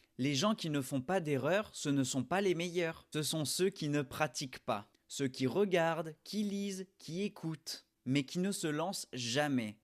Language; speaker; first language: French; native; French